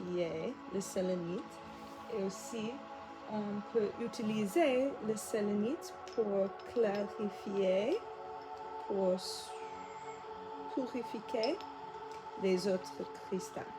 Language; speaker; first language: French; non-native, learner; English